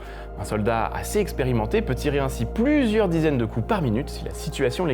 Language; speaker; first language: French; native; French